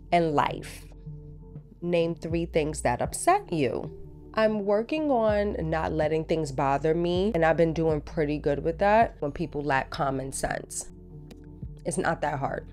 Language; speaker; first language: English; native; English